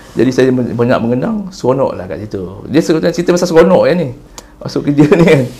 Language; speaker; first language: Malay; native; Malay